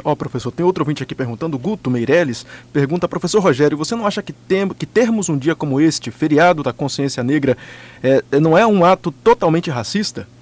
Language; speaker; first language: Portuguese; native; Portuguese